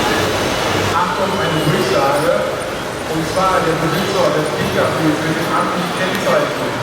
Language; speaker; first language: German; native; German